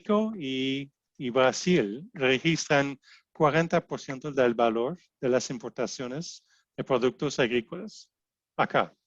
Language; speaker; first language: Spanish; non-native, fluent; French